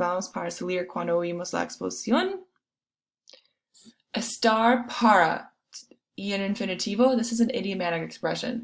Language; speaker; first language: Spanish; non-native, fluent; English